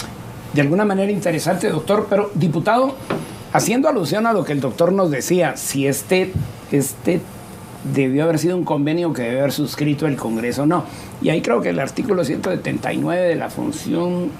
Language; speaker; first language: Spanish; native; Spanish